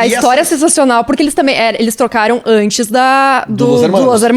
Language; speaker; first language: Portuguese; native; Portuguese